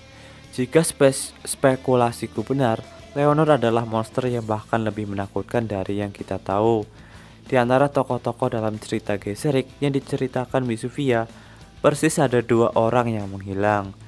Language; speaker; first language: Indonesian; native; Indonesian